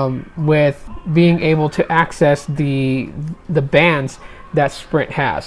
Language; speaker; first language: English; native; English